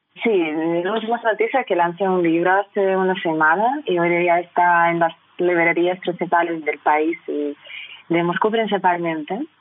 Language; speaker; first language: Spanish; non-native, fluent; Russian